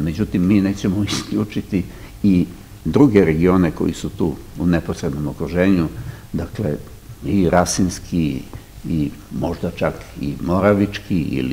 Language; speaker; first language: Serbian; native; Serbian